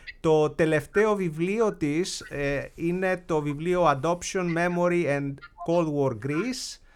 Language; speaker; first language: Greek; native; Greek